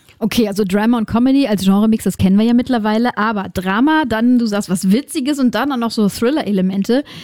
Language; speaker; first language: German; native; German